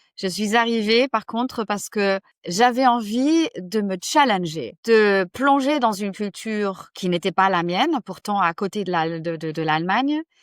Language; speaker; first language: French; non-native, fluent; German